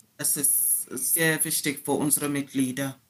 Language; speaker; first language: German; non-native, learner; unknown